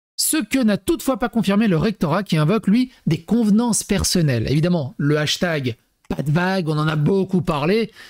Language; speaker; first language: French; native; French